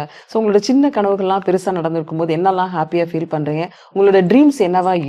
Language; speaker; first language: Tamil; native; Tamil